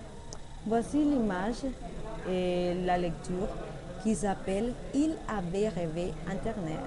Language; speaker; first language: French; non-native, learner; Spanish